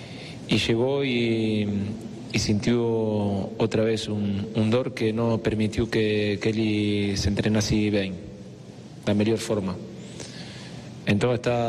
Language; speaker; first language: Portuguese; non-native, fluent; Spanish